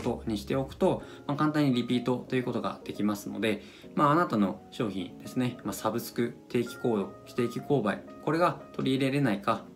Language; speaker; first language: Japanese; native; Japanese